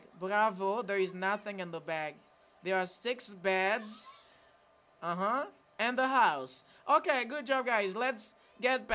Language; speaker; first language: English; non-native, fluent; Haitian Creole